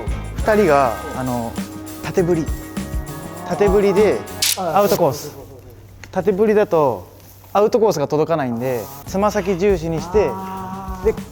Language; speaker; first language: Japanese; native; Japanese